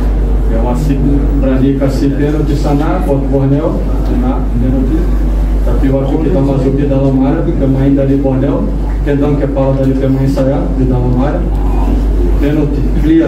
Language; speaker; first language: Indonesian; non-native, fluent; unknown